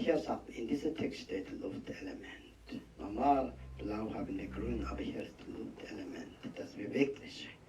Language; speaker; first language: German; non-native, learner; Tibetan